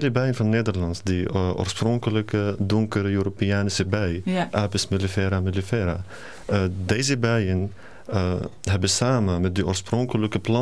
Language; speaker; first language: Dutch; non-native, learner; Arabic